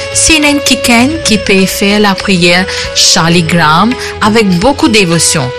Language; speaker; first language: French; non-native, local second language; Morisyen